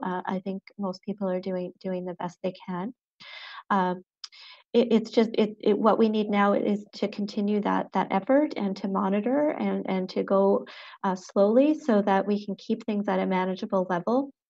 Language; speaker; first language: English; native; English